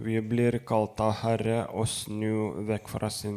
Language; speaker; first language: Norwegian; non-native, fluent; Lithuanian